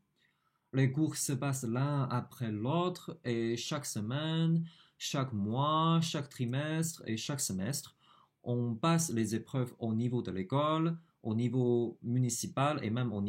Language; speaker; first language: French; non-native, fluent; Chinese